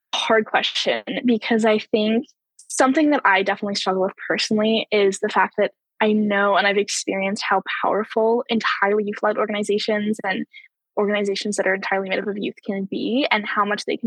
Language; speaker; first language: English; native; English